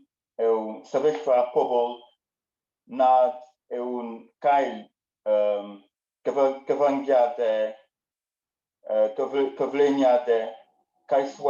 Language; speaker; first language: Welsh; non-native, learner; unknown